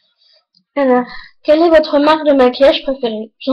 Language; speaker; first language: French; native; French